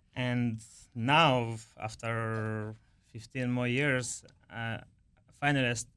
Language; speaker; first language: English; non-native, learner; Ukrainian